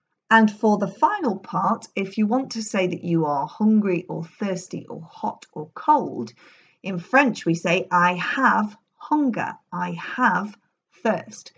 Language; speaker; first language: English; native; English